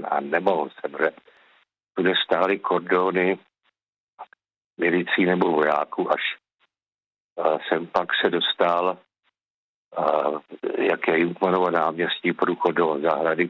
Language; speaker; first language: Czech; native; Czech